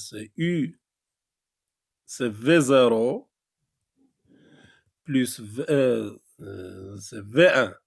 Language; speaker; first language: French; non-native, local second language; Arabic